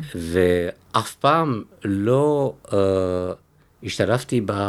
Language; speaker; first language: Hebrew; non-native, fluent; French